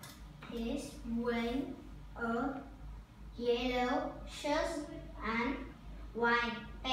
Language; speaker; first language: English; non-native, learner; Vietnamese